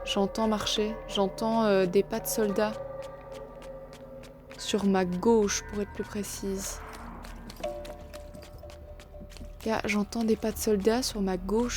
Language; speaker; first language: French; native; French